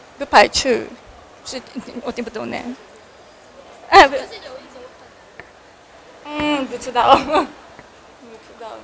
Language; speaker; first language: Chinese; non-native, learner; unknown